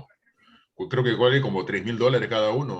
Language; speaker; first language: Spanish; native; Spanish